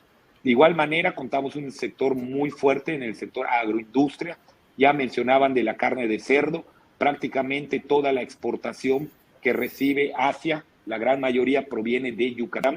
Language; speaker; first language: Spanish; native; Spanish